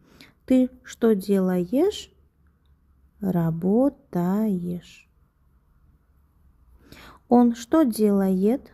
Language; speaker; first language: Russian; non-native, local second language; Uzbek